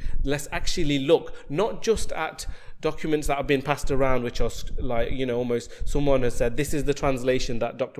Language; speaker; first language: English; native; English